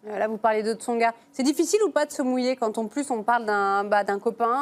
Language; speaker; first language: French; native; French